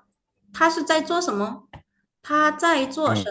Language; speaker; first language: Chinese; non-native, fluent; Indonesian